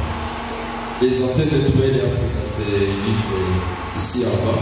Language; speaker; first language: French; non-native, local second language; Swahili